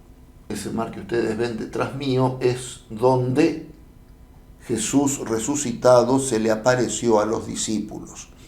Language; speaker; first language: Spanish; native; Spanish